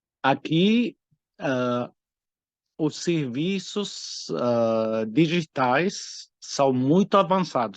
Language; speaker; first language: Portuguese; non-native, fluent; Arabic